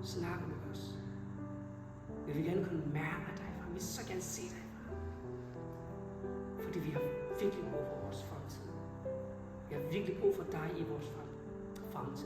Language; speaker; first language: Danish; non-native, fluent; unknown